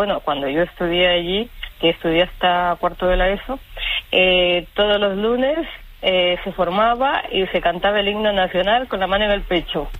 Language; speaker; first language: Spanish; native; Spanish